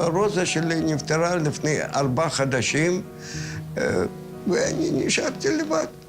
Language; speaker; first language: Hebrew; non-native, fluent; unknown